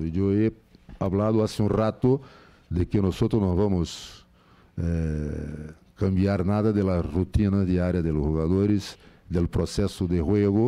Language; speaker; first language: Spanish; non-native, fluent; Portuguese